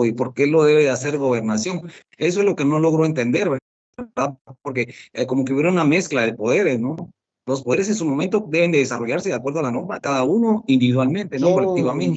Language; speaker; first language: Spanish; native; Spanish